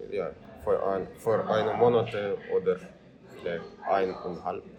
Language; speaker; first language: German; non-native, learner; Ukrainian